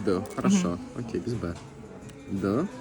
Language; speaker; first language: Russian; native; Russian